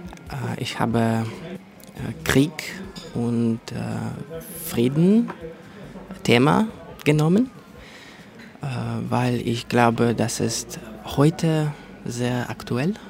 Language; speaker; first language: German; non-native, fluent; Russian